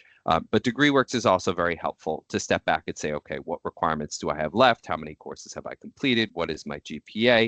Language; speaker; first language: English; native; English